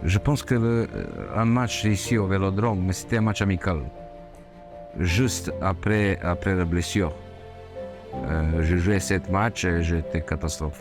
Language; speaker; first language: French; non-native, fluent; Serbian